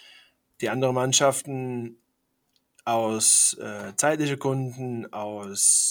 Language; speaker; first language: German; non-native, fluent; English